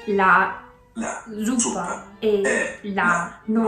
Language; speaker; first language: Italian; non-native, learner; English